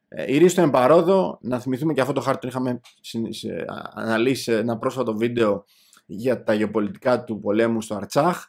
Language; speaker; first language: Greek; native; Greek